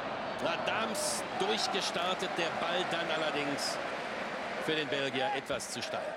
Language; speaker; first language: German; native; German